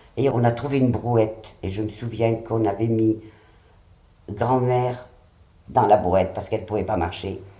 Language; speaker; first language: French; early bilingual, other home language; Catalan